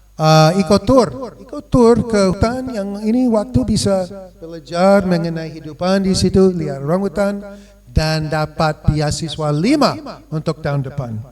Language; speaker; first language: Indonesian; non-native, fluent; English